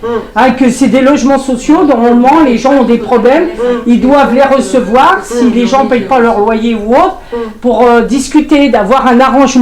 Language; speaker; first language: French; native; French